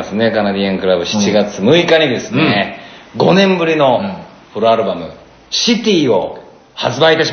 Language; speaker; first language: Japanese; native; Japanese